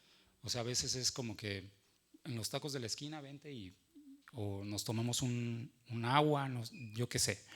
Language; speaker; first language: Spanish; native; Spanish